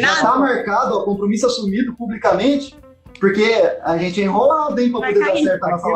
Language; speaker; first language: Portuguese; native; Portuguese